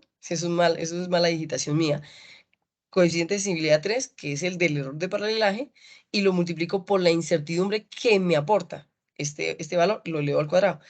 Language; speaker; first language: Spanish; native; Spanish